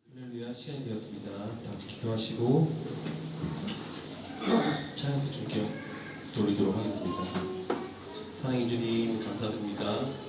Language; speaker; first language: Korean; native; Korean